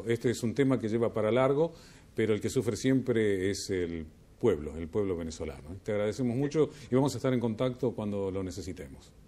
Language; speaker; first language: Spanish; native; Spanish